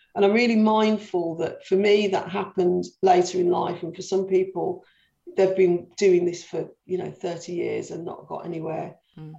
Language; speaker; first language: English; native; English